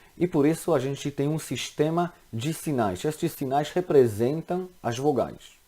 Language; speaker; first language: Portuguese; non-native, fluent; Hebrew